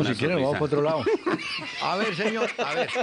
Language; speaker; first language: Spanish; native; Spanish